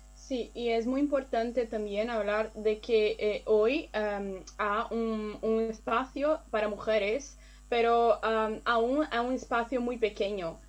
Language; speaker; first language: Spanish; non-native, learner; Portuguese